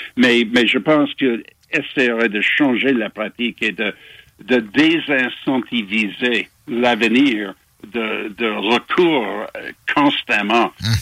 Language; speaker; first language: French; non-native, fluent; English